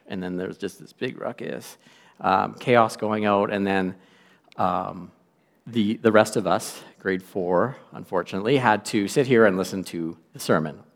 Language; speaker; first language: English; native; English